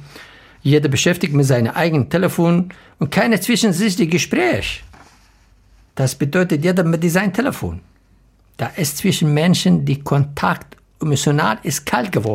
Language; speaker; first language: German; non-native, learner; Arabic